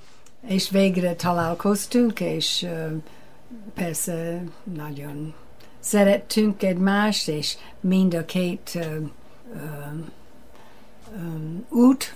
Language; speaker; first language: Hungarian; non-native, fluent; English